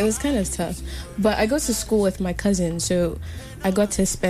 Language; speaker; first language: English; non-native, local second language; Akan